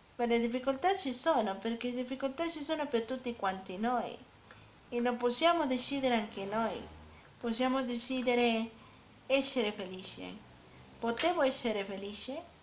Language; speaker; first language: Italian; non-native, learner; Spanish